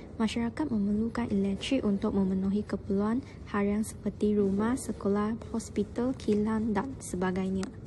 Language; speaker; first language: Malay; non-native, local second language; Chinese